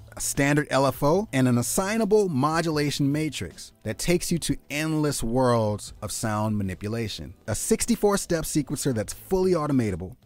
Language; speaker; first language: English; native; English